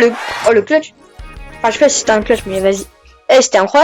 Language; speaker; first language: French; native; French